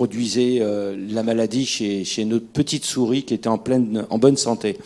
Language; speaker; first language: French; native; French